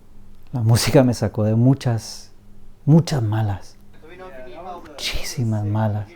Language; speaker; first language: Spanish; early bilingual, other home language; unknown